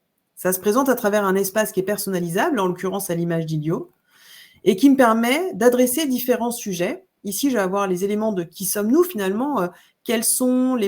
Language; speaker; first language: French; native; French